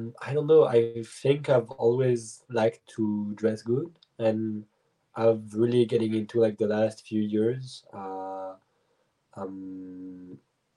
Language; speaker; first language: English; non-native, fluent; French